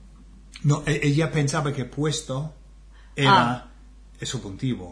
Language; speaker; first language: Spanish; non-native, fluent; English